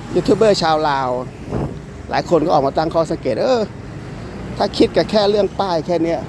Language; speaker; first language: Thai; native; Thai